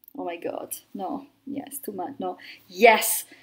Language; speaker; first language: English; non-native, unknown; Italian